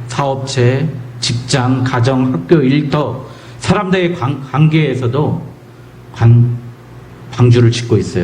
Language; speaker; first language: Korean; native; Korean